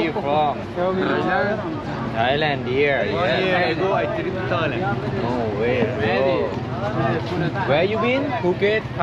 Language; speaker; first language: English; non-native, learner; Thai